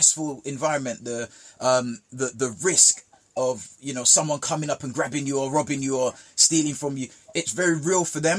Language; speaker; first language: English; early bilingual, other home language; Jamaican Creole English